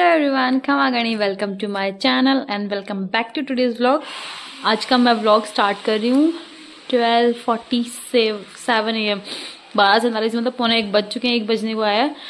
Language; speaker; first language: Hindi; non-native, local second language; Rajasthani